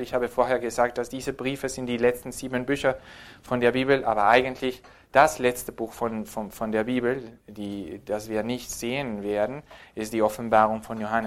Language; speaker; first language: German; non-native, fluent; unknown